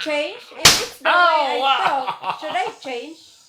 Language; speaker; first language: English; non-native, fluent; Filipino